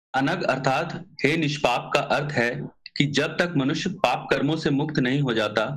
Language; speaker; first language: Hindi; native; Hindi